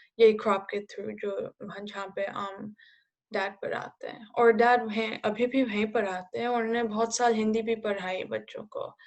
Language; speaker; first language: Hindi; early bilingual, heritage; Hindi